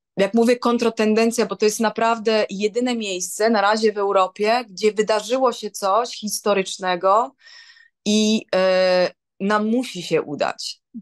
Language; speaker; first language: Polish; native; Polish